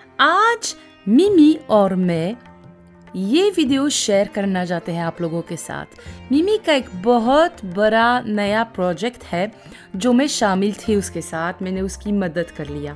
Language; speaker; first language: Hindi; non-native, fluent; Arabic